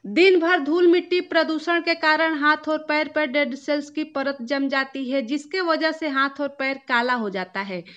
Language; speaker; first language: Hindi; native; Hindi